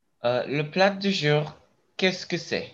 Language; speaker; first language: French; non-native, learner; Spanish